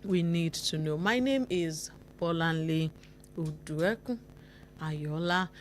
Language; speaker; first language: English; non-native, local second language; Yoruba